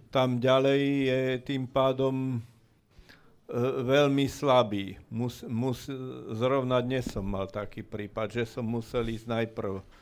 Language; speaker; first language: Slovak; native; Slovak